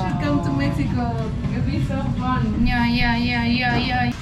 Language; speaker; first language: English; non-native, fluent; Spanish